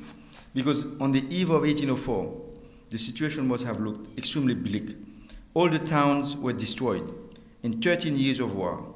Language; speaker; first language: English; non-native, fluent; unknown